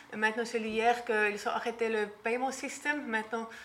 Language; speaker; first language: French; non-native, learner; German